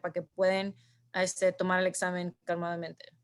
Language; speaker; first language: Spanish; early bilingual, heritage; Spanish